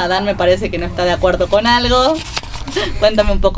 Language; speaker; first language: Spanish; native; Spanish